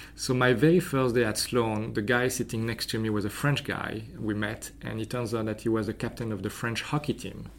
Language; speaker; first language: English; non-native, fluent; French